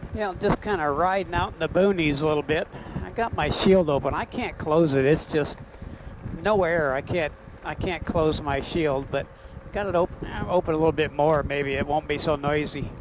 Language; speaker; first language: English; native; English